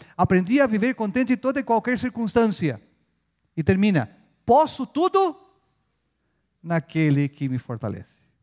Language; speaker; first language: Portuguese; non-native, fluent; Spanish